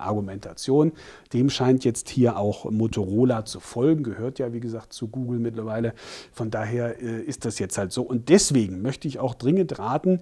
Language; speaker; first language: German; native; German